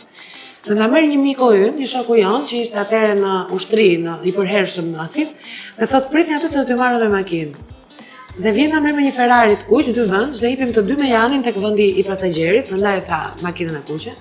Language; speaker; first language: Albanian; native; Albanian